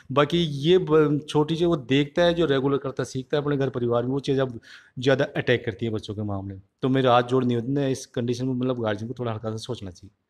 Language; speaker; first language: Hindi; native; Hindi